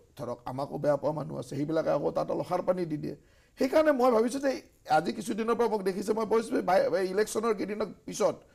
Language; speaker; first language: Assamese; native; Assamese